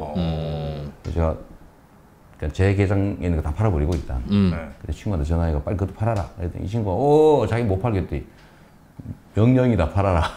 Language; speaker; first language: Korean; native; Korean